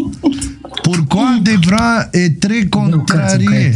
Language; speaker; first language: French; non-native, learner; Romanian